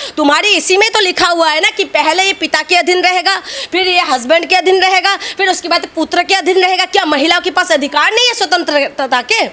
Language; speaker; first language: Hindi; non-native, local second language; Assamese